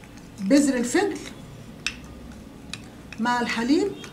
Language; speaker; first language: Arabic; native; Arabic